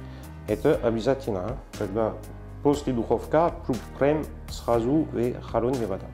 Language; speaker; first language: Russian; non-native, learner; French